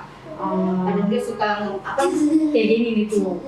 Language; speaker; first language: Indonesian; native; Indonesian